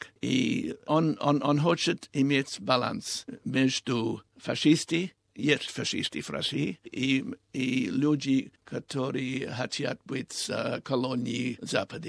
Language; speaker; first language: Russian; non-native, learner; English